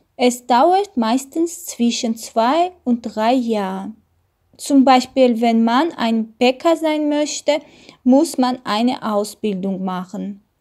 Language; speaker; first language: German; non-native, learner; Armenian